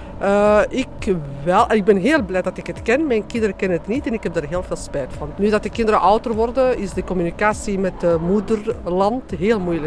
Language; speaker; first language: Dutch; non-native, fluent; Berber languages